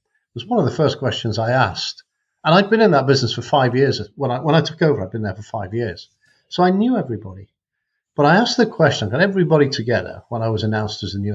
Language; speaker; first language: English; native; English